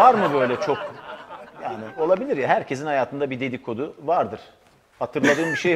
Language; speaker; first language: Turkish; native; Turkish